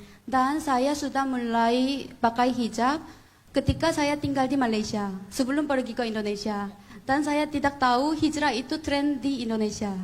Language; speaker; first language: Indonesian; non-native, learner; Korean